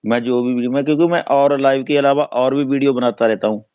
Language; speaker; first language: Hindi; non-native, local second language; Punjabi